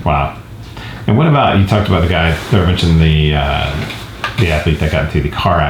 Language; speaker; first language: English; native; English